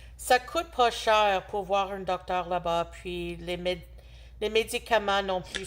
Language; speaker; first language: French; non-native, learner; English